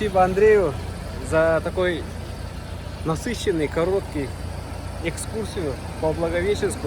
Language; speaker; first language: Russian; native; Russian